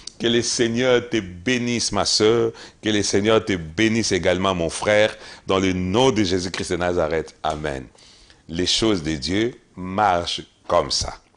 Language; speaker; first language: French; non-native, local second language; Lingala